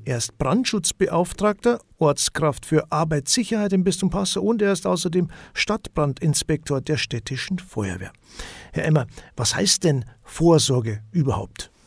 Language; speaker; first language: German; native; German